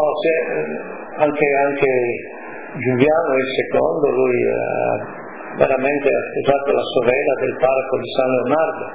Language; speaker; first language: Italian; native; Italian